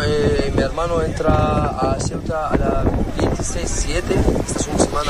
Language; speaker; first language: Spanish; non-native, learner; Arabic